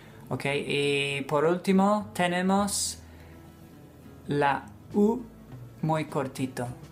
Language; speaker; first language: Spanish; non-native, fluent; English